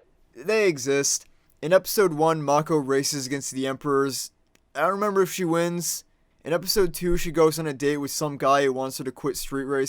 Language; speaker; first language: English; native; English